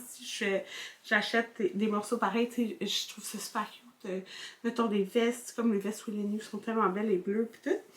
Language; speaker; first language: French; native; French